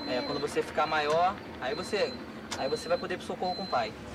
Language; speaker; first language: Portuguese; native; Portuguese